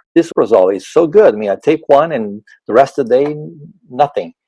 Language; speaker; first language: English; non-native, fluent; Portuguese